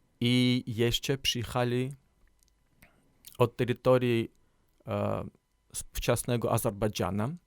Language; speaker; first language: Polish; non-native, learner; Armenian